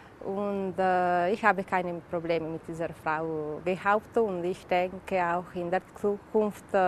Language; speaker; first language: German; non-native, local second language; Italian